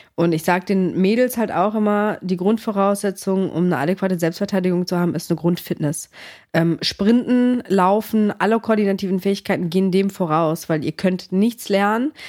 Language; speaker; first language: German; early bilingual, other home language; Greek